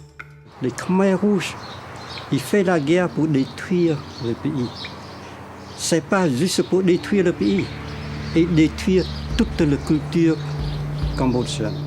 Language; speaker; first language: French; non-native, fluent; Khmer